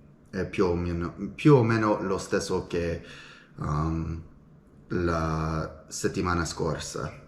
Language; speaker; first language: Italian; non-native, learner; English